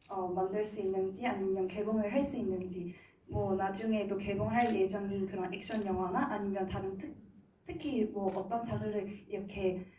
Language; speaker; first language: Korean; non-native, fluent; Cantonese